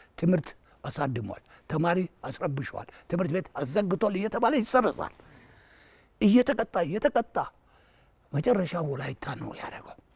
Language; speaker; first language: Amharic; non-native, local second language; Wolaytta